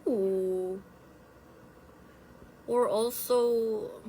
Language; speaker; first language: English; non-native, fluent; Italian